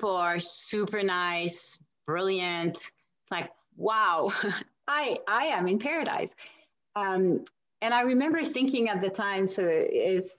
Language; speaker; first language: English; non-native, fluent; French